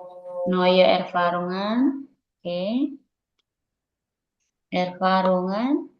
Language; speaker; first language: German; non-native, learner; Indonesian